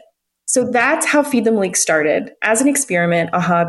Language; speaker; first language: English; native; English